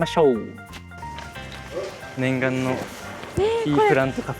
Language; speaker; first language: Japanese; native; Japanese